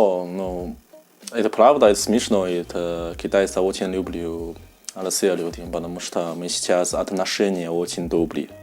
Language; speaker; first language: Russian; non-native, learner; Chinese